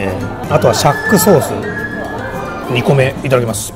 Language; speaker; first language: Japanese; native; Japanese